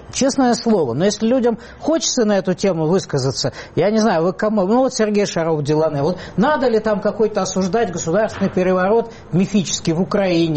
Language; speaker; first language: Russian; native; Russian